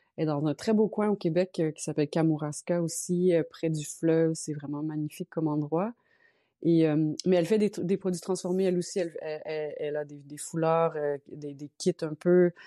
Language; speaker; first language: French; native; French